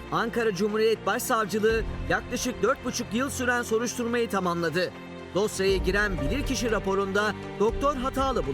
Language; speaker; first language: Turkish; native; Turkish